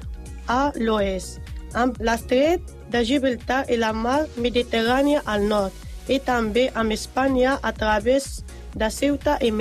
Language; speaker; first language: Catalan; non-native, learner; Arabic